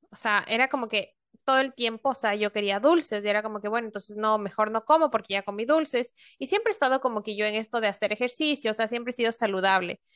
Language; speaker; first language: Spanish; native; Spanish